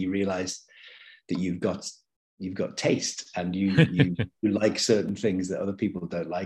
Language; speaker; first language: English; native; English